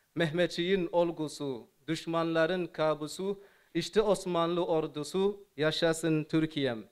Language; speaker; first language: Turkish; non-native, fluent; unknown